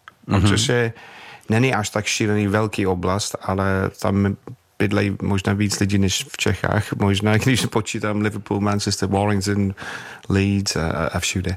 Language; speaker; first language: Czech; non-native, fluent; English